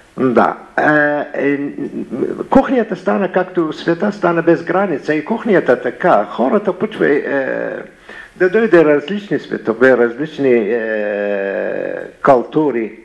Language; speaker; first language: Bulgarian; non-native, learner; Arabic